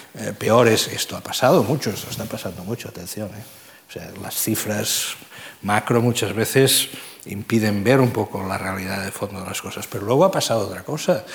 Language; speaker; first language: Spanish; non-native, local second language; Catalan